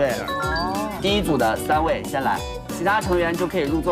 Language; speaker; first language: Chinese; native; Chinese